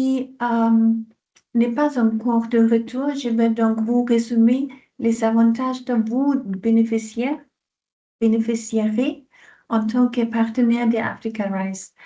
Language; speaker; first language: French; non-native, fluent; Dutch